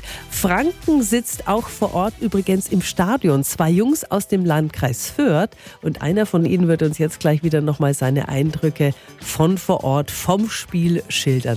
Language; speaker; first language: German; native; German